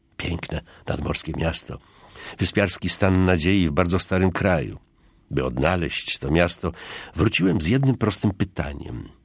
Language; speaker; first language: Polish; native; Polish